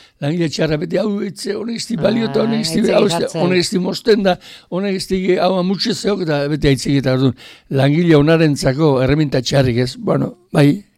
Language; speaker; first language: Basque; native; Basque